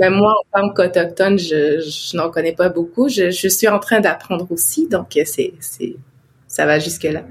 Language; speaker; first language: French; non-native, local second language; Innu-aimun